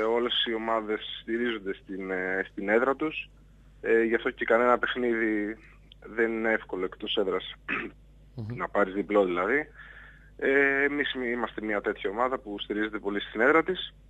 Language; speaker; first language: Greek; native; Greek